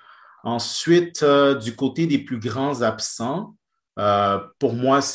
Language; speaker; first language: French; native; French